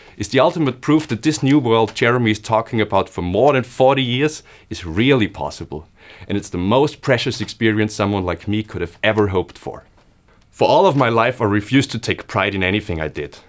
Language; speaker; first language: English; non-native, fluent; German